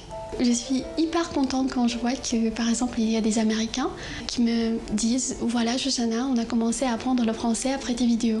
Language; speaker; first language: French; non-native, fluent; Armenian